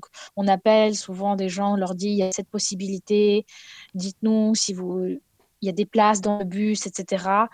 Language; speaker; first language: French; non-native, fluent; Ukrainian